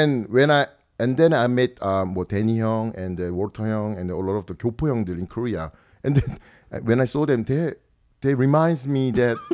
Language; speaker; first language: English; early bilingual, other home language; Korean